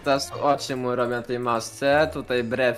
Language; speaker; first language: Polish; native; Polish